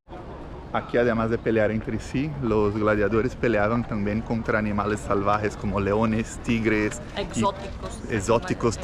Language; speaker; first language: Spanish; non-native, fluent; Portuguese